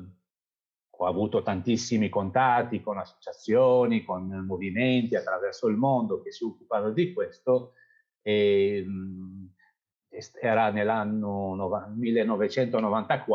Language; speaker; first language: Italian; non-native, fluent; Kabyle